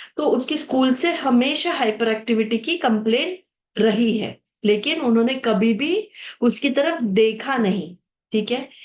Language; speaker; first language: Hindi; non-native, local second language; Marathi